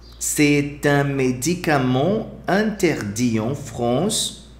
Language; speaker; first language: French; non-native, fluent; Portuguese